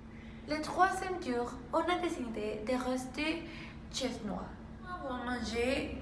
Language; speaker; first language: French; non-native, learner; Spanish